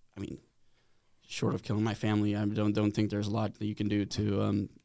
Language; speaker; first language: English; non-native, fluent; Swedish